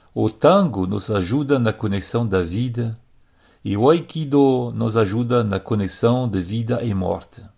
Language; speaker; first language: Portuguese; non-native, fluent; French